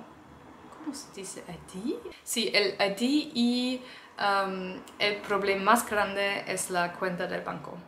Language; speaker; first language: Spanish; non-native, learner; German